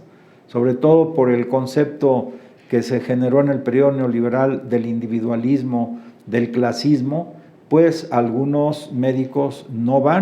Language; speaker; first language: Spanish; native; Spanish